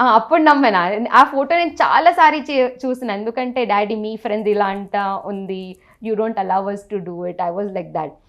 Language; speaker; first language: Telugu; non-native, local second language; Gujarati